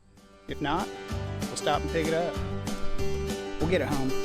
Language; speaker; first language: English; native; English